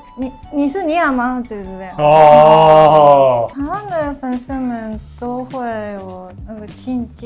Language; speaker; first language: Chinese; early bilingual, heritage; Japanese